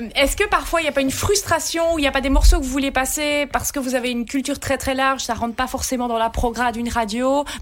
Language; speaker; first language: French; native; French